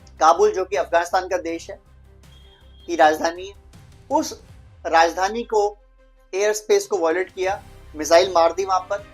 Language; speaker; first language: Hindi; native; Hindi